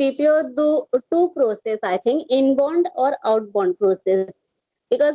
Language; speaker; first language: English; non-native, learner; Hindi